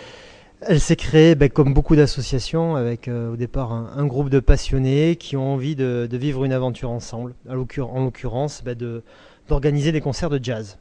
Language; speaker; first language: French; native; French